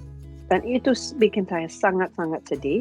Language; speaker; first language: Indonesian; non-native, fluent; English